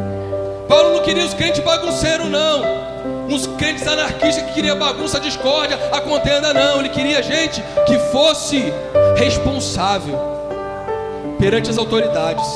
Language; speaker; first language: Portuguese; native; Portuguese